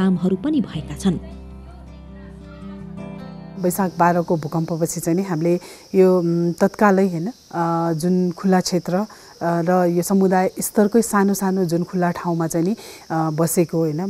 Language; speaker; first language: Nepali; native; Nepali